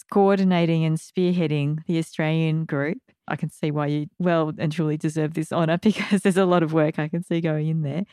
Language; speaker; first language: English; native; English